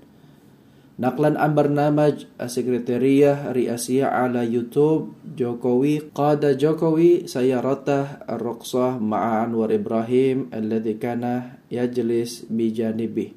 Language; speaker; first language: Arabic; non-native, fluent; Indonesian